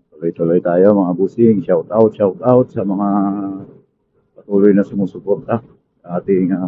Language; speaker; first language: Filipino; non-native, local second language; Bikol